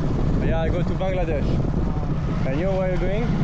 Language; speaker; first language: English; non-native, learner; French